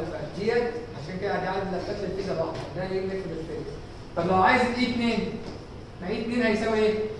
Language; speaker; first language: Arabic; native; Arabic